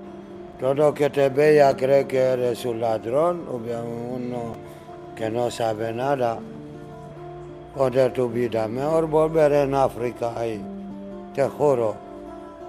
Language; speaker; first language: Spanish; non-native, learner; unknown